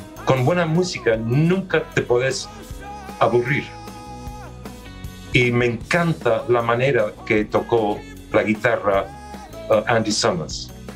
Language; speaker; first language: Spanish; early bilingual, other home language; English